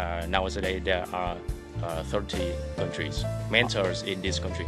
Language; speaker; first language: English; non-native, learner; Vietnamese